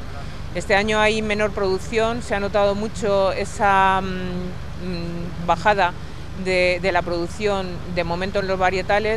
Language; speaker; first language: Spanish; native; Spanish